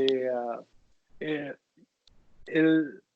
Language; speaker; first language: French; non-native, learner; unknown